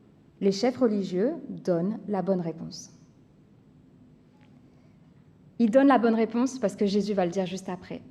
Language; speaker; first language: French; native; French